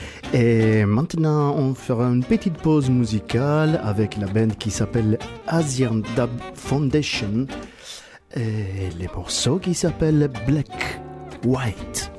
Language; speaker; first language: French; non-native, fluent; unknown